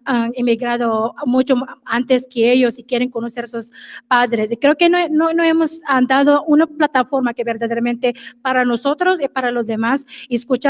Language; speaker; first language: Spanish; non-native, fluent; English